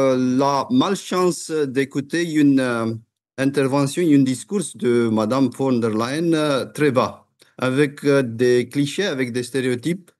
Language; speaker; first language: French; non-native, fluent; Romanian